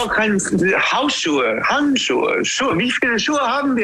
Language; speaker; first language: German; non-native, learner; English